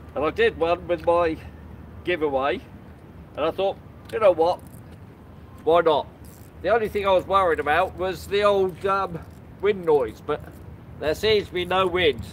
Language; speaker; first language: English; native; English